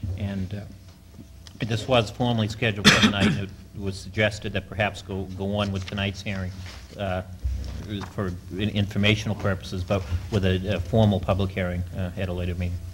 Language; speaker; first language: English; native; English